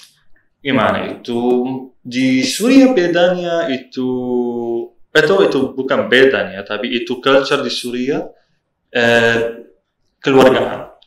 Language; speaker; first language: Indonesian; non-native, learner; Arabic